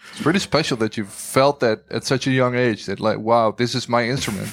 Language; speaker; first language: English; non-native, fluent; Dutch